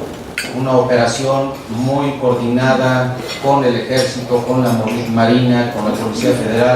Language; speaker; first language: Spanish; native; Spanish